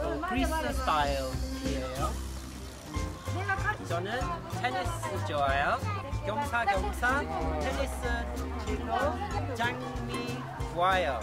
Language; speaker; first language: Korean; non-native, learner; English